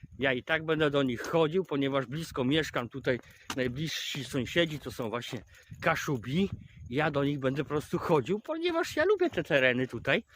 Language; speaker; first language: Polish; native; Polish